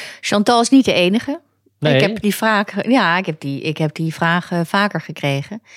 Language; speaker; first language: Dutch; native; Dutch